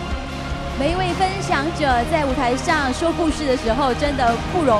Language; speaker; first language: Chinese; native; Chinese